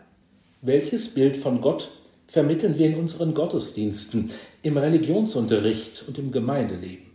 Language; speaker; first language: German; native; German